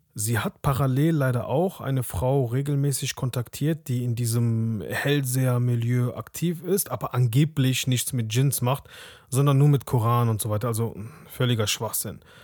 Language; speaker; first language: German; early bilingual, other home language; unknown